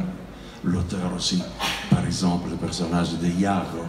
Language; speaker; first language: French; non-native, fluent; Italian